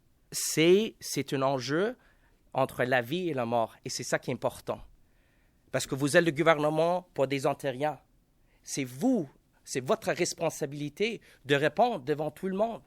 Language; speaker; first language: French; non-native, local second language; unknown